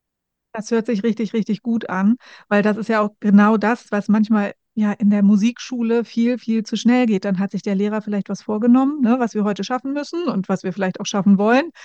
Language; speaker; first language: German; native; German